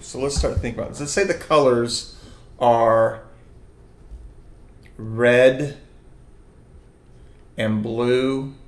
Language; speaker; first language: English; native; English